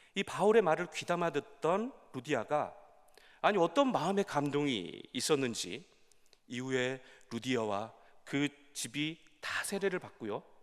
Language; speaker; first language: Korean; native; Korean